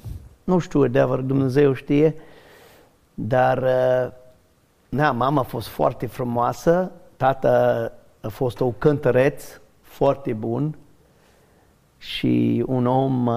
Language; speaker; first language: Romanian; non-native, learner; English